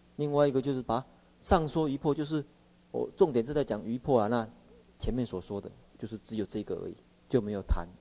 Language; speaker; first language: Chinese; native; Chinese